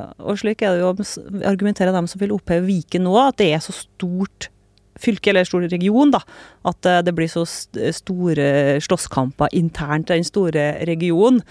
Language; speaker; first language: Norwegian; native; Norwegian